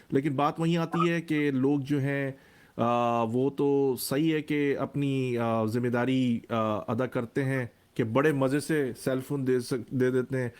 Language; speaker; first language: Urdu; native; Urdu